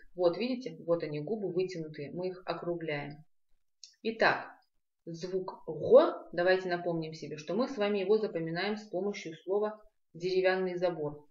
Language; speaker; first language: Russian; non-native, local second language; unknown